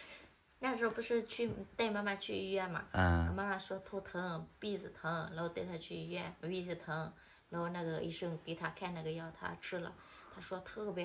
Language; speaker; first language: Chinese; non-native, fluent; Lao